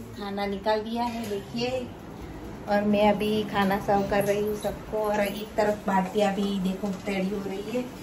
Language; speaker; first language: Hindi; non-native, local second language; Gujarati